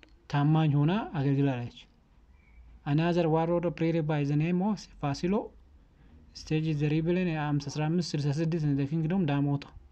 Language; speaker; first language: English; non-native, fluent; Amharic